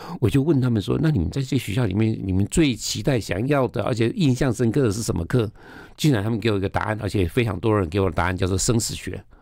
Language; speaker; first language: Chinese; native; Chinese